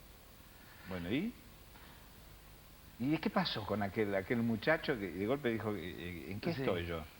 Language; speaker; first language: Spanish; native; Spanish